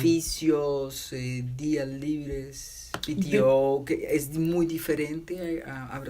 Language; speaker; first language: Portuguese; non-native, learner; Spanish